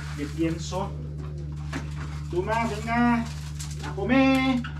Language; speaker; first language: Filipino; native; Filipino